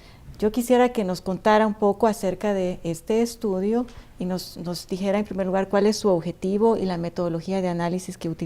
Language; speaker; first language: Spanish; native; Spanish